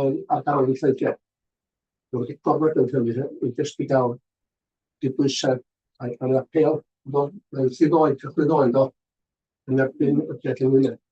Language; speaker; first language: Welsh; native; Welsh